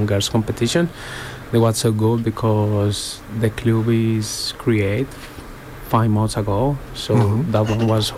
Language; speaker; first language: English; non-native, learner; Spanish